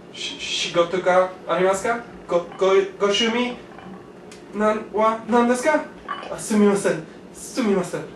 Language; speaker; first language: Japanese; non-native, learner; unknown